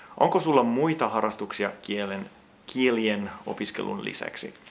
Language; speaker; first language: Finnish; non-native, fluent; Italian